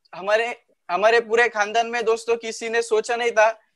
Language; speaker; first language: Hindi; non-native, local second language; Marathi